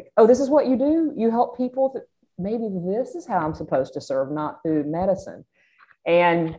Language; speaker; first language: English; native; English